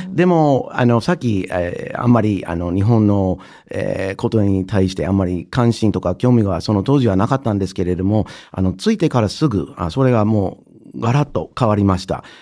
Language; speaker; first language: Japanese; non-native, fluent; English